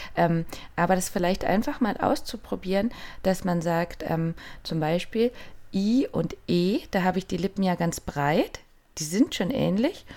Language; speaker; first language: German; native; German